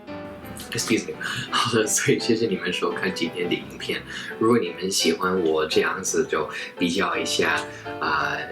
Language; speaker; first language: Chinese; non-native, fluent; English